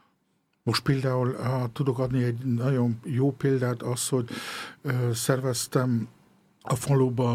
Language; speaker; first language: Hungarian; early bilingual, heritage; Hungarian